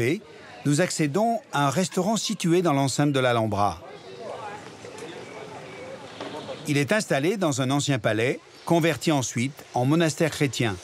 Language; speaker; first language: French; native; French